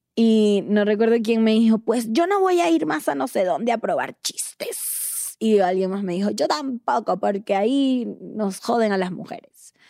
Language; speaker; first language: Spanish; native; Spanish